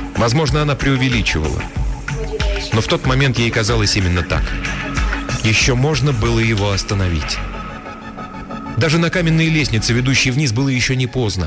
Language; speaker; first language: Russian; native; Russian